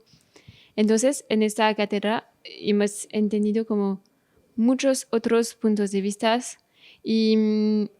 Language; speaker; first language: Spanish; non-native, fluent; French